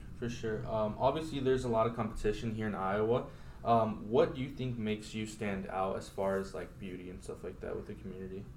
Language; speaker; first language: English; native; English